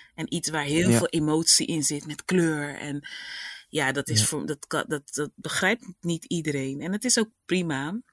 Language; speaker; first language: Dutch; native; Dutch